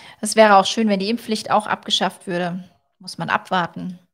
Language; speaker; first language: German; native; German